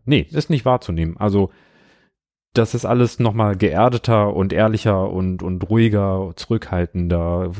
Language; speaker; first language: German; native; German